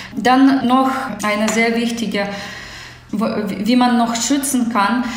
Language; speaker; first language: German; non-native, fluent; Ukrainian